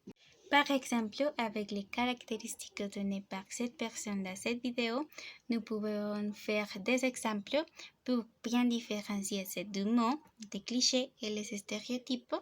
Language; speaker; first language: French; non-native, fluent; Spanish